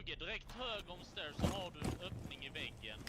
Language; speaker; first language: Swedish; native; Swedish